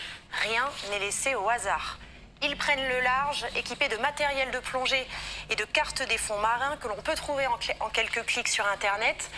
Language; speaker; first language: French; native; French